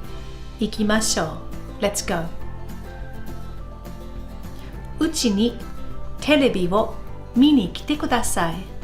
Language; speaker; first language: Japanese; non-native, fluent; English